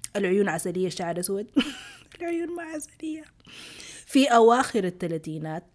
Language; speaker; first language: Arabic; early bilingual, heritage; Arabic